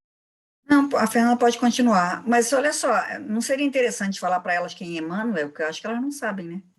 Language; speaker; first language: Portuguese; native; Portuguese